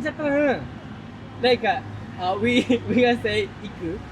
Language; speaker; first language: English; non-native, learner; Japanese